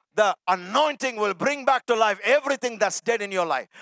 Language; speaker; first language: English; non-native, local second language; Tamil